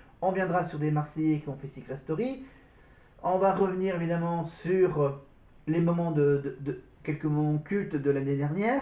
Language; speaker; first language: French; native; French